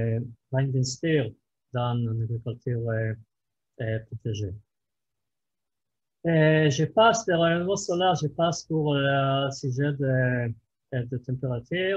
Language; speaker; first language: French; non-native, fluent; Hebrew